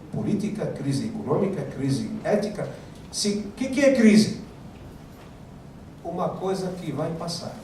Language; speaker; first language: Portuguese; non-native, fluent; Arabic